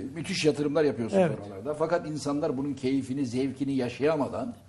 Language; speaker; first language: Turkish; native; Turkish